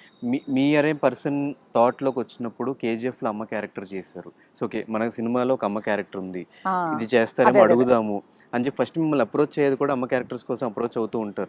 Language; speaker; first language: Telugu; native; Telugu